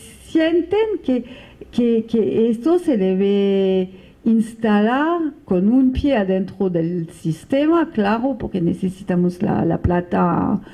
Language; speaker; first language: Spanish; non-native, fluent; French